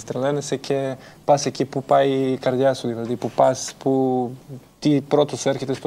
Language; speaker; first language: Greek; non-native, fluent; Serbian